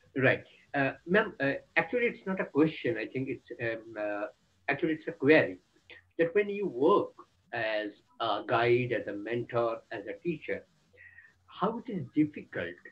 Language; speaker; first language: English; non-native, local second language; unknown